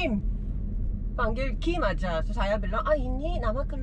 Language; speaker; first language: Indonesian; non-native, learner; Korean